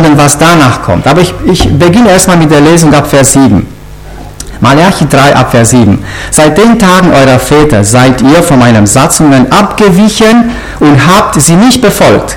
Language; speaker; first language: German; non-native, fluent; Romanian